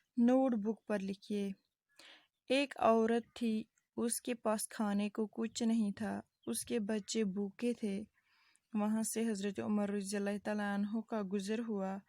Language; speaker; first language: Urdu; non-native, local second language; Kashmiri